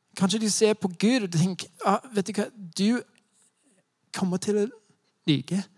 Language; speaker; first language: Norwegian; non-native, fluent; English